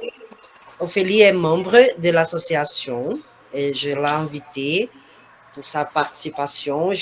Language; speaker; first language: French; non-native, fluent; Portuguese